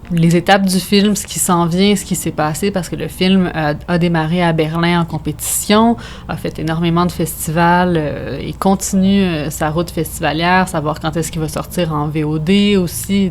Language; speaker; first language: French; native; French